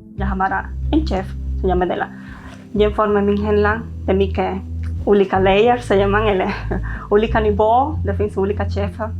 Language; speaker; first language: Swedish; non-native, fluent; Spanish